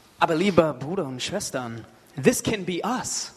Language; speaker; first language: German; non-native, learner; English